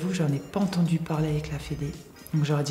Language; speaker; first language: French; native; French